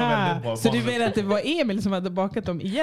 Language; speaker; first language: Swedish; native; Swedish